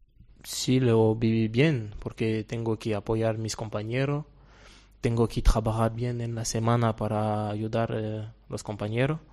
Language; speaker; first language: Spanish; non-native, fluent; Portuguese